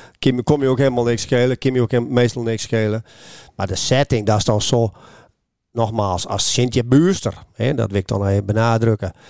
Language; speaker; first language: Dutch; native; Dutch